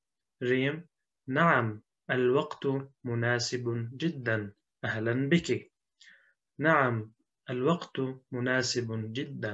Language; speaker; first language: Arabic; non-native, fluent; Turkish